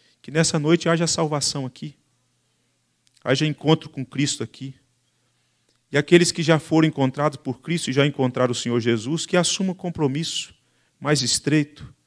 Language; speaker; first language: Portuguese; native; Portuguese